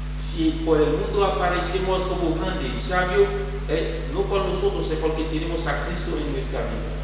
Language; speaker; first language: Spanish; non-native, fluent; French